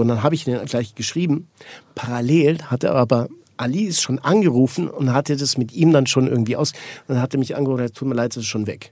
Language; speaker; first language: German; native; German